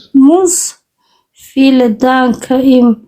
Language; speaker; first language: German; non-native, learner; Somali